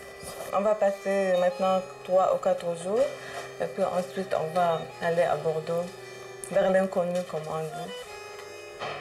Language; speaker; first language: French; non-native, fluent; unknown